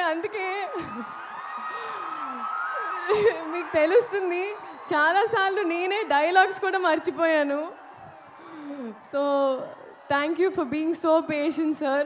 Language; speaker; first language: Telugu; non-native, fluent; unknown